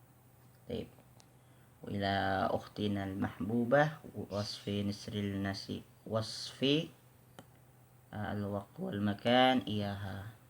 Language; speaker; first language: Arabic; non-native, learner; Indonesian